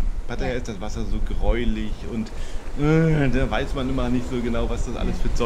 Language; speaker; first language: German; native; German